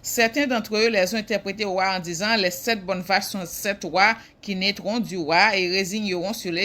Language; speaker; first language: French; non-native, local second language; Haitian Creole